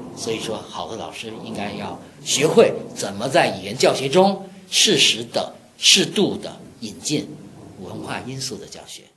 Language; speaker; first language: Chinese; native; Chinese